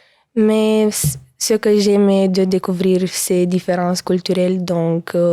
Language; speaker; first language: French; non-native, learner; Romanian